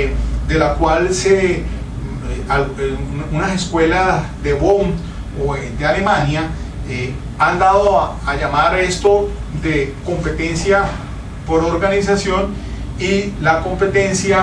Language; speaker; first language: Spanish; native; Spanish